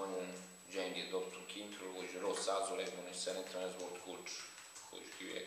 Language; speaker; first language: Hungarian; non-native, learner; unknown